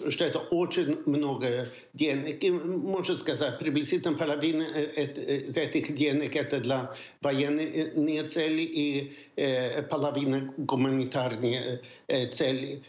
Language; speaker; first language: Russian; non-native, fluent; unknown